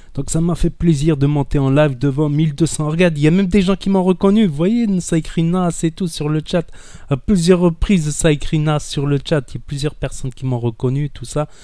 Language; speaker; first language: French; native; French